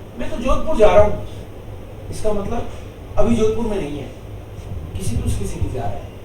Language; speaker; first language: Hindi; native; Hindi